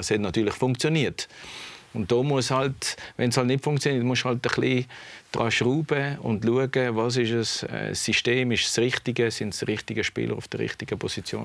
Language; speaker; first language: German; native; German